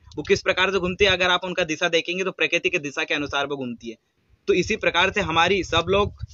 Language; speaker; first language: Hindi; native; Hindi